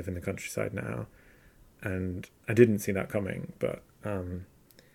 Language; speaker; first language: English; native; English